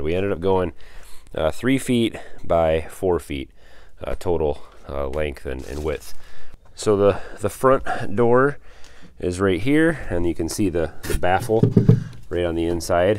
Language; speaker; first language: English; native; English